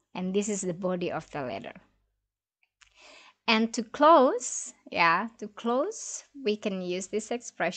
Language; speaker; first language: English; non-native, local second language; Indonesian